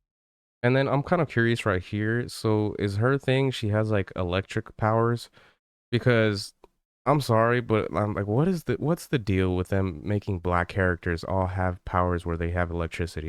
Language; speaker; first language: English; native; English